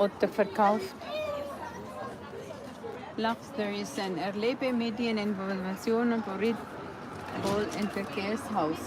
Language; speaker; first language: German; non-native, learner; Cebuano